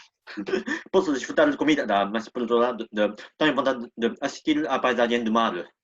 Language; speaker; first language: Portuguese; non-native, learner; Japanese